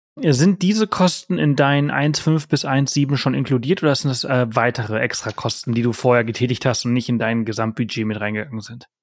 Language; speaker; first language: German; early bilingual, heritage; German